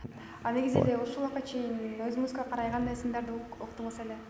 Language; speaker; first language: Kyrgyz; native; Kyrgyz